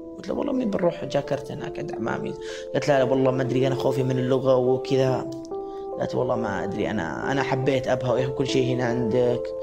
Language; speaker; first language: Arabic; native; Arabic